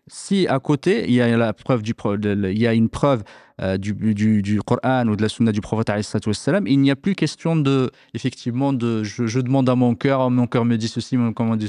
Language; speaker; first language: French; native; French